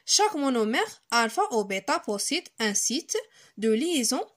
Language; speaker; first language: French; non-native, local second language; Arabic